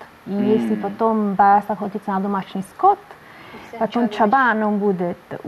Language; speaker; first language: Russian; non-native, learner; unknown